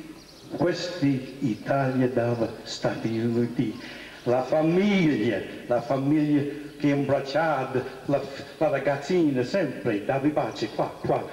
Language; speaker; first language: Italian; early bilingual, heritage; English